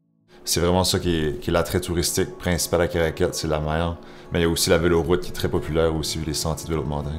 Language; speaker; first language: French; native; French